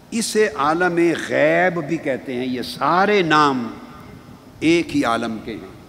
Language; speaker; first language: Urdu; non-native, local second language; Punjabi